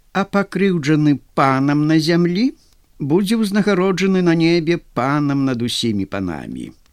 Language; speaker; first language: Belarusian; native; Belarusian